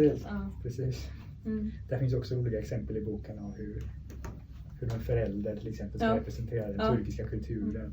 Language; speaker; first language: Swedish; early bilingual, other home language; Persian